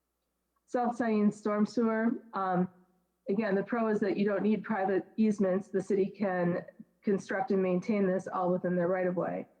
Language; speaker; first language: English; native; English